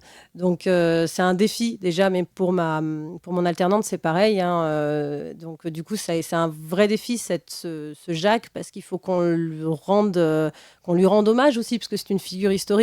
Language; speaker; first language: French; native; French